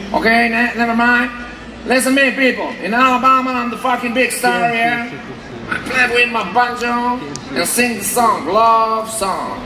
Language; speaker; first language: English; non-native, learner; Polish